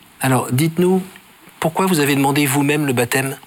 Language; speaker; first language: French; native; French